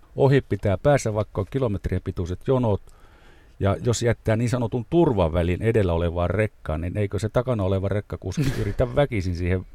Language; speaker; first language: Finnish; native; Finnish